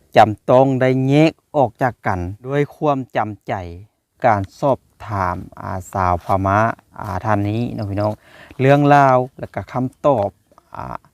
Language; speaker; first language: Thai; native; Thai